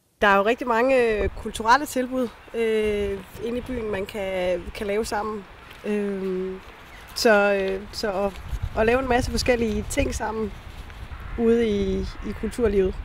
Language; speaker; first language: Danish; native; Danish